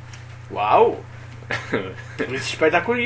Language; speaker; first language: German; non-native, learner; Portuguese